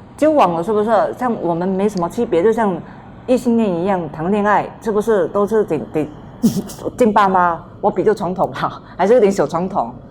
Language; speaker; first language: Chinese; non-native, local second language; Min Nan Chinese